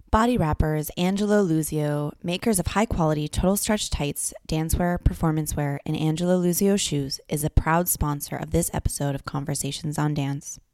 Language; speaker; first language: English; native; English